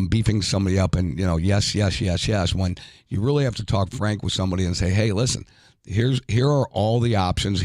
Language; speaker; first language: English; native; English